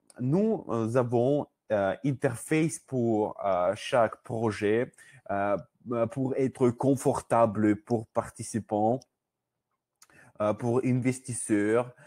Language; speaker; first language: French; non-native, learner; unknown